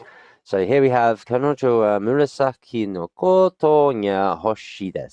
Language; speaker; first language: Japanese; non-native, learner; English